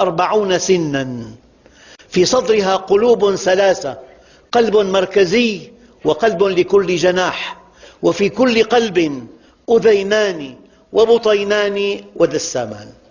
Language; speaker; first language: Arabic; native; Arabic